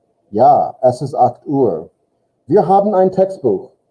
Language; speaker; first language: German; non-native, fluent; English